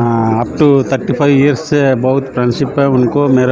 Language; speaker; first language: Hindi; non-native, local second language; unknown